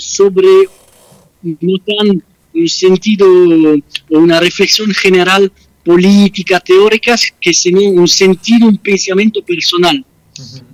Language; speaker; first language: Spanish; non-native, fluent; French